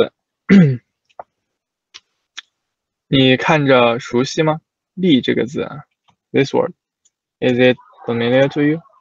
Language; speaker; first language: Chinese; native; Chinese